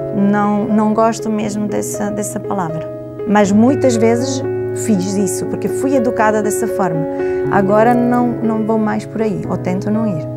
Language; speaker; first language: Portuguese; non-native, fluent; Italian